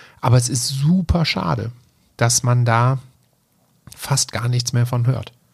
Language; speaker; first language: German; native; German